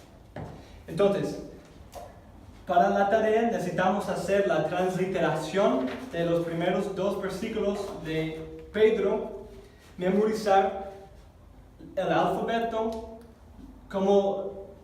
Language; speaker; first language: Spanish; non-native, fluent; English